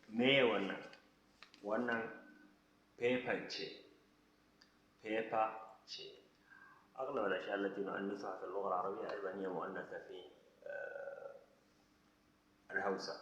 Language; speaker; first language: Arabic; non-native, fluent; Hausa